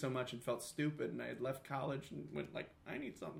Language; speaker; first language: English; native; English